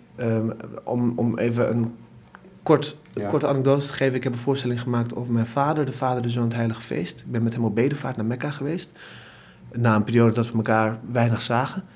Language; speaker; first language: Dutch; early bilingual, other home language; Turkish